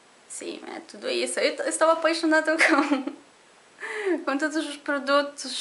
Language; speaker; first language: Portuguese; non-native, learner; Polish